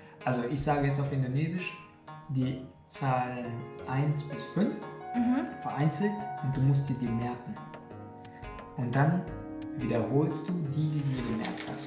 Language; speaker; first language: German; non-native, fluent; Indonesian